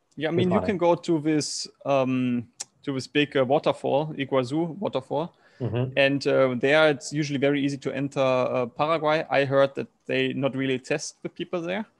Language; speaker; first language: English; non-native, learner; German